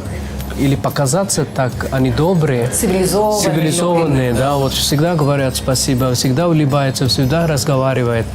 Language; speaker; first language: Russian; non-native, fluent; Tamil